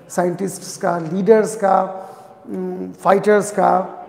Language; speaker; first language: Hindi; native; Hindi